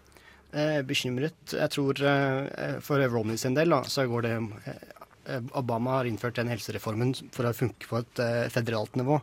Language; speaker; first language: Norwegian; native; Norwegian